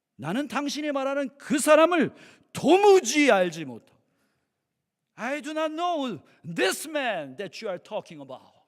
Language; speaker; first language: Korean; native; Korean